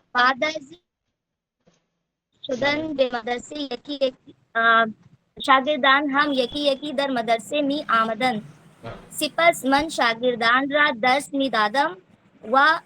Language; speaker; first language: Persian; non-native, learner; Urdu